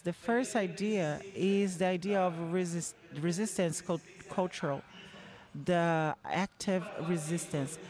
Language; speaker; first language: English; non-native, learner; Portuguese